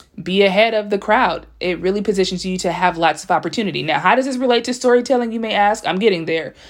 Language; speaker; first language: English; native; English